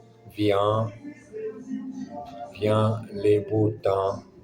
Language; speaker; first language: French; non-native, learner; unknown